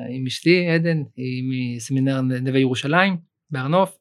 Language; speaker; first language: Hebrew; early bilingual, other home language; Russian